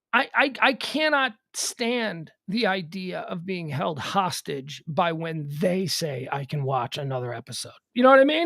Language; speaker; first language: English; native; English